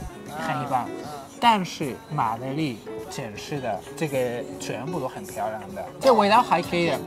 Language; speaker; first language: Chinese; non-native, fluent; Spanish